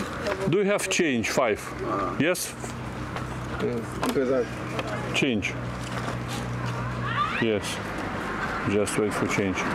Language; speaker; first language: English; non-native, learner; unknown